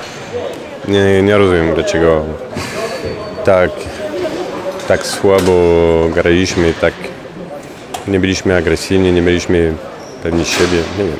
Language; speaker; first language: Polish; non-native, learner; French